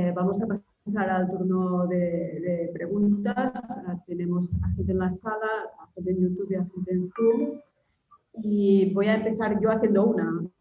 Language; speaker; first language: Spanish; non-native, local second language; Catalan